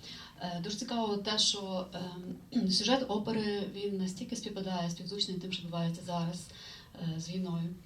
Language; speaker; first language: Ukrainian; native; Ukrainian